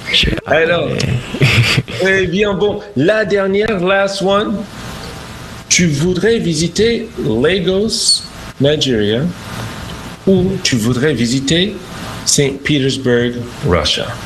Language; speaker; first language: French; non-native, fluent; English